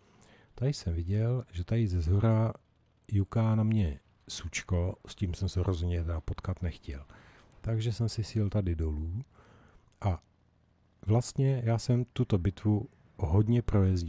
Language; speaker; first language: Czech; native; Czech